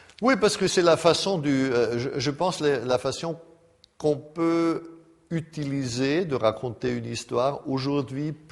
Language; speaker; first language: French; non-native, fluent; German